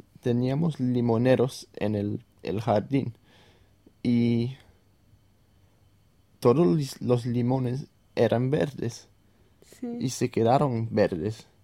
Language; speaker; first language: Spanish; non-native, fluent; English